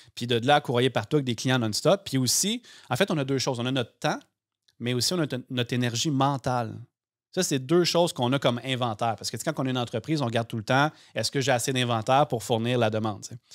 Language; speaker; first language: French; native; French